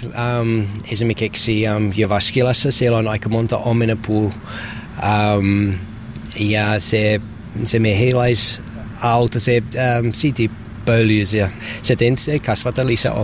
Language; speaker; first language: Finnish; non-native, learner; English